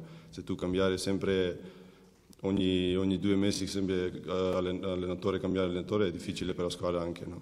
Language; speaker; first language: Italian; non-native, learner; Macedonian